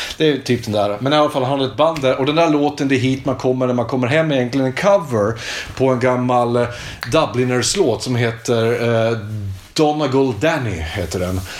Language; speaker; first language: Swedish; native; Swedish